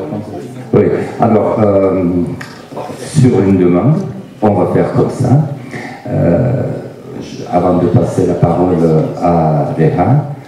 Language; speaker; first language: French; non-native, fluent; Turkish